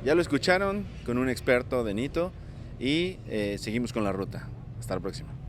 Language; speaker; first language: Spanish; native; Spanish